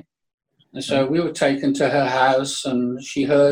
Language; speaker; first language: English; native; English